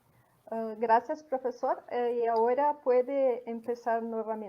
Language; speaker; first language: Spanish; non-native, fluent; Portuguese